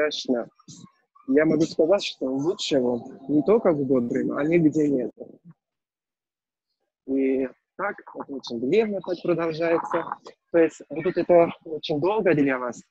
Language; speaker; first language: Russian; non-native, learner; Turkish